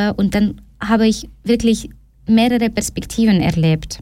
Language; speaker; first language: German; non-native, fluent; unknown